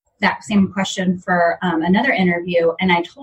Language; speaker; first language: English; native; English